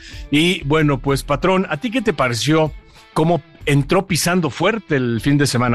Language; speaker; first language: Spanish; native; Spanish